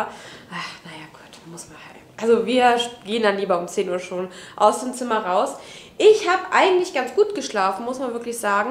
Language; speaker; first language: German; native; German